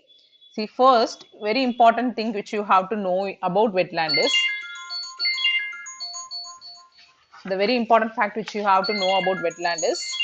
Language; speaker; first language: English; non-native, local second language; Tamil